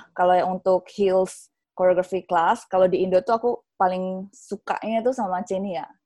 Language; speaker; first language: Indonesian; native; Indonesian